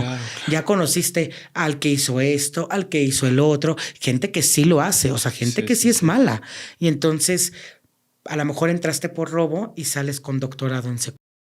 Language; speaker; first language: Spanish; native; Spanish